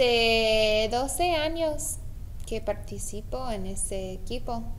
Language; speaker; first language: Spanish; non-native, learner; English